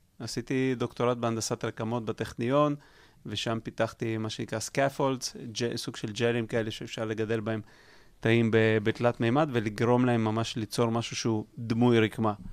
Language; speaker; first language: Hebrew; early bilingual, other home language; Russian